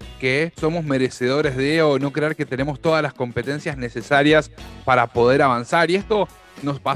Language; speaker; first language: Spanish; native; Spanish